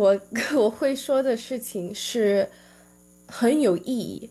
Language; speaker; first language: Chinese; early bilingual, heritage; Chinese